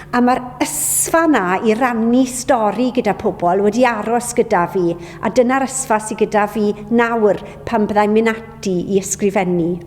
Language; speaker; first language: Welsh; native; Welsh